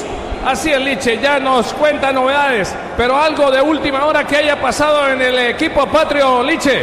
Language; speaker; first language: Spanish; native; Spanish